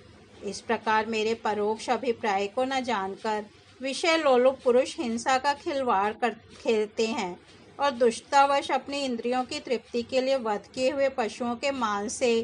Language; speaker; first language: Hindi; native; Hindi